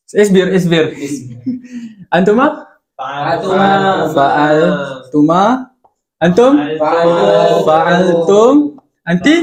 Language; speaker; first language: Arabic; non-native, learner; Malay